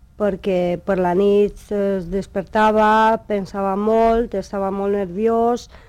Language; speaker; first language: Catalan; non-native, local second language; Spanish